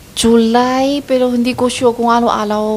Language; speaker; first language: Filipino; non-native, learner; Chinese